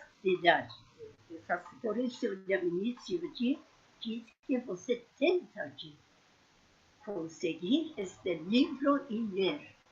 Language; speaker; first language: Portuguese; non-native, fluent; Persian